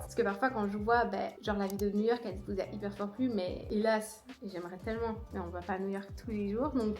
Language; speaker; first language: French; native; French